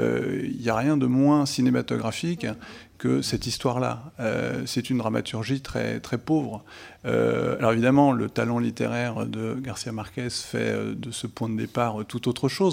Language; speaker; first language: French; native; French